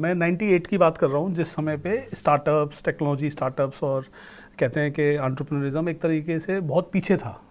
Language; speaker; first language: Hindi; native; Hindi